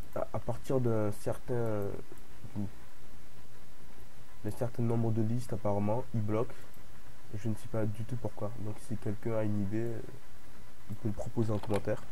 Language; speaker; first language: French; native; French